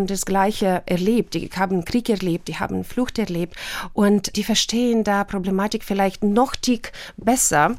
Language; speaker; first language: German; non-native, fluent; Ukrainian